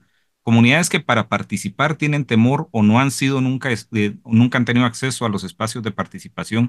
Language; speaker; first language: Spanish; native; Spanish